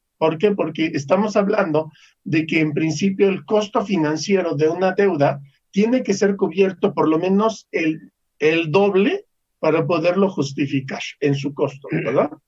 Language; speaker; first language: Spanish; native; Spanish